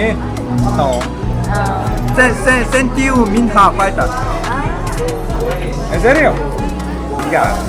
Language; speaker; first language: Portuguese; non-native, learner; Korean